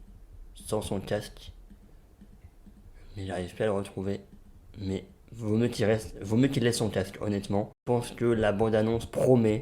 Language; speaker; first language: French; native; French